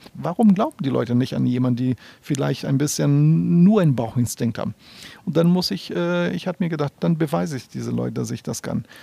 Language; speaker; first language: German; non-native, fluent; Portuguese